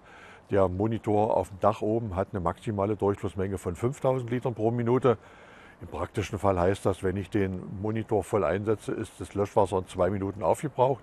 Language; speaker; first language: German; native; German